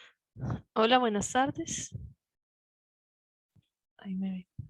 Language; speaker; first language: Spanish; native; Spanish